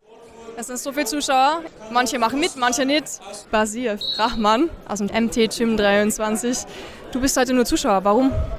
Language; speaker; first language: German; native; German